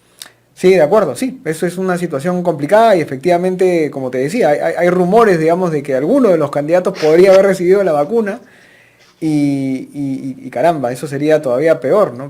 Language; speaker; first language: Spanish; native; Spanish